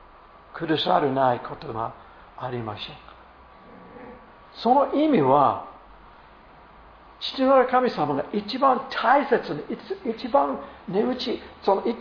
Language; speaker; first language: Japanese; non-native, fluent; English